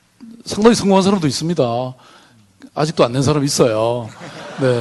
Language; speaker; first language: Korean; native; Korean